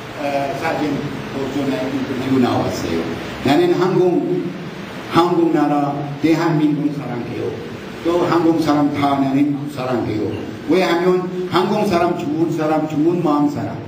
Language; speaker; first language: Korean; non-native, learner; Arabic